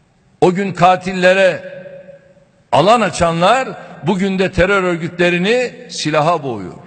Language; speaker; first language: Turkish; native; Turkish